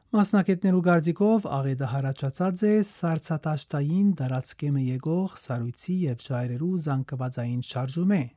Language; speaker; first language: Armenian; early bilingual, heritage; Armenian